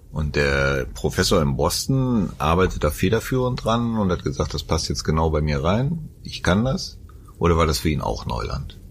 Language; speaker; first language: German; native; German